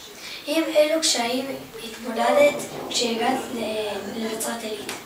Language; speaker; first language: Hebrew; native; Hebrew